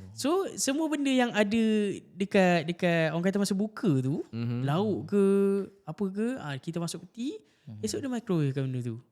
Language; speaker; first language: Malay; native; Malay